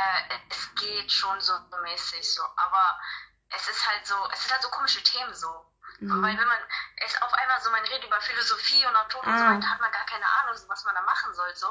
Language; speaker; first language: German; early bilingual, other home language; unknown